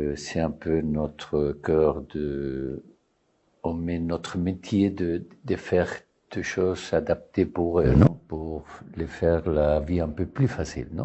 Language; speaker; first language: French; non-native, learner; Spanish